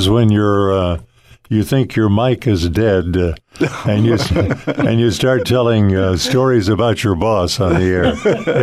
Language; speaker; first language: English; native; English